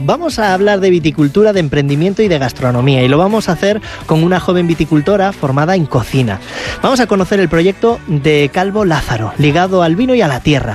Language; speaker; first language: Spanish; native; Spanish